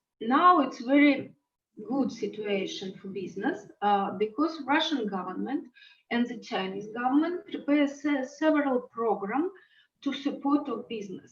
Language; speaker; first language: English; non-native, learner; Russian